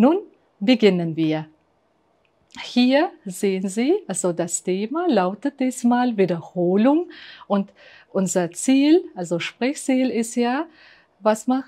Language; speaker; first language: German; non-native, fluent; Uzbek